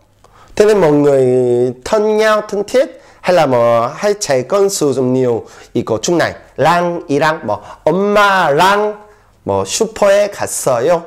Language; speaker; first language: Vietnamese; non-native, fluent; Korean